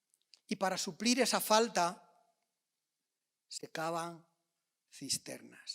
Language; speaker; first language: Spanish; native; Spanish